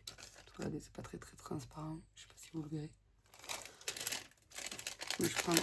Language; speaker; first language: French; native; French